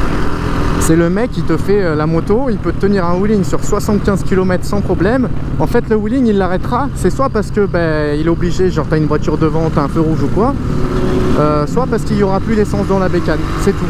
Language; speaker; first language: French; native; French